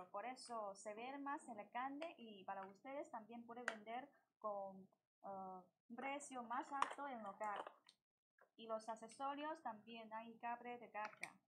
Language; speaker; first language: Spanish; non-native, learner; Chinese